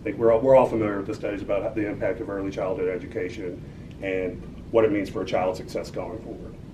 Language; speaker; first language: English; native; English